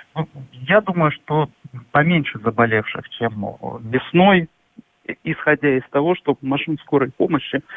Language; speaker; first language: Russian; native; Russian